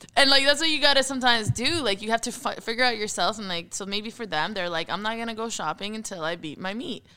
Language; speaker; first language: English; early bilingual, heritage; Arabic